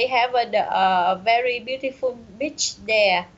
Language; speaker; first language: English; non-native, learner; Vietnamese